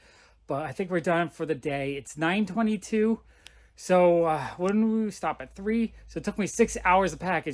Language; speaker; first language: English; native; English